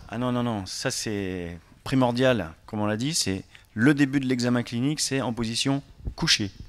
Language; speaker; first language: French; native; French